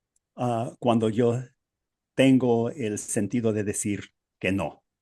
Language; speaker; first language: Spanish; non-native, fluent; English